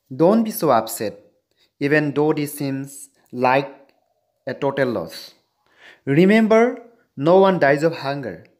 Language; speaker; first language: English; non-native, local second language; Assamese